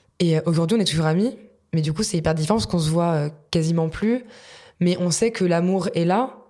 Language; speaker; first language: French; native; French